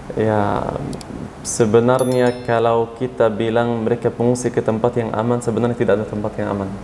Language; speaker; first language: Indonesian; non-native, fluent; Arabic